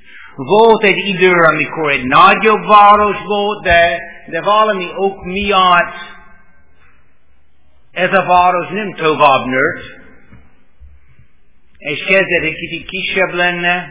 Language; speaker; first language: Hungarian; non-native, fluent; English